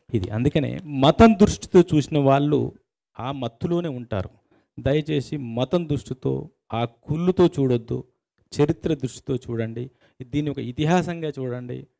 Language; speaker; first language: Telugu; native; Telugu